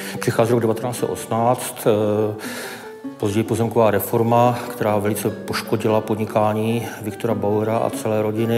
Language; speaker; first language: Czech; native; Czech